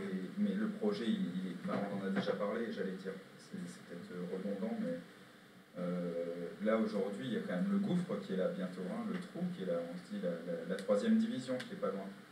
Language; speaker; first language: French; native; French